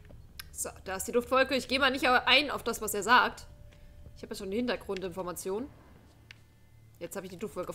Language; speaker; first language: German; native; German